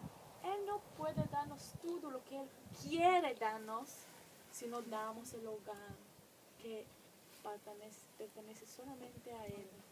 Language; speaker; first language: Spanish; non-native, fluent; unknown